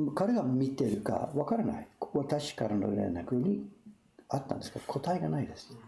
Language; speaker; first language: Japanese; non-native, fluent; English